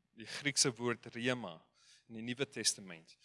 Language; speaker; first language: Afrikaans; non-native, fluent; Dutch